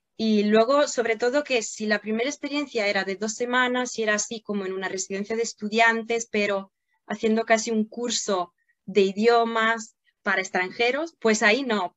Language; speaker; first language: Spanish; non-native, fluent; Italian